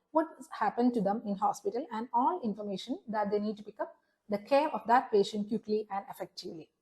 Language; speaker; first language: English; non-native, local second language; Malayalam